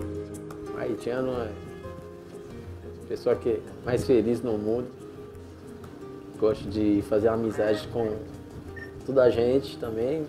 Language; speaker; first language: Portuguese; non-native, fluent; Haitian Creole